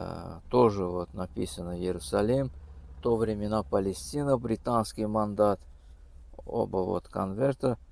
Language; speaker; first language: Russian; non-native, fluent; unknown